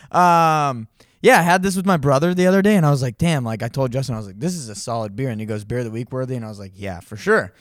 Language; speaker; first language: English; native; English